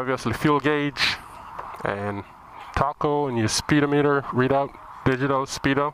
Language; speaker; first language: English; native; English